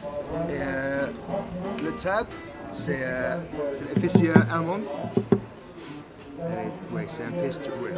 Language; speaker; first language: French; non-native, learner; English